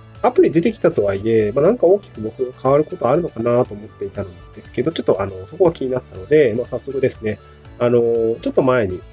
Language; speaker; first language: Japanese; native; Japanese